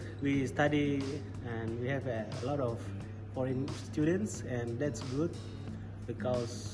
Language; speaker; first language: English; non-native, fluent; Indonesian